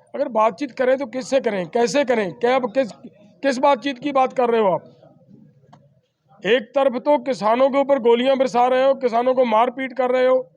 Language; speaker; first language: Hindi; non-native, local second language; Punjabi